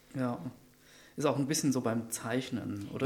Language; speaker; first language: German; native; German